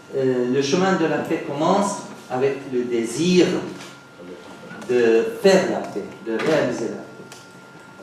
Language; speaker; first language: French; non-native, fluent; Arabic